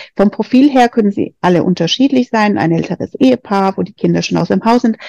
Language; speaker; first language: German; non-native, fluent; Spanish